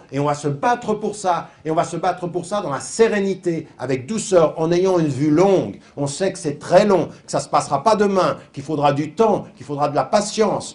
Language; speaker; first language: French; native; French